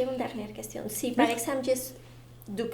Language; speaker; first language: French; non-native, learner; Spanish